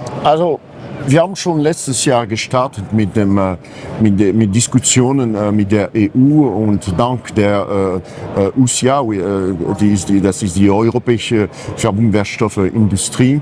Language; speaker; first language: German; non-native, fluent; French